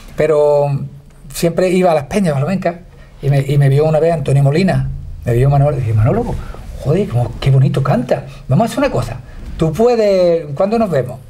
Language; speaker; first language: Spanish; native; Spanish